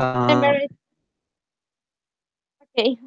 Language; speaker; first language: English; non-native, learner; Spanish